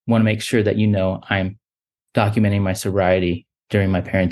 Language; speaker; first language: English; native; English